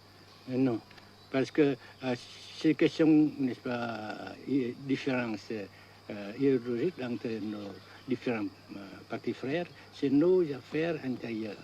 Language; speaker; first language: French; non-native, local second language; Vietnamese